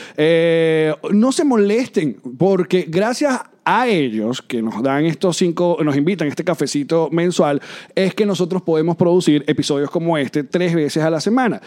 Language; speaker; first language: Spanish; native; Spanish